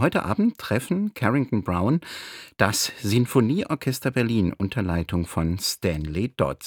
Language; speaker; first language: German; native; German